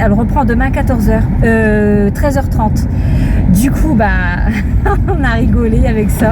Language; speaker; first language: French; native; French